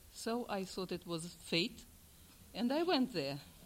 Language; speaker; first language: English; non-native, fluent; Russian